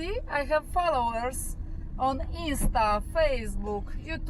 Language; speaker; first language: English; non-native, learner; Romanian